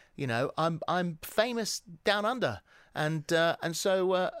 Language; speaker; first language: English; native; English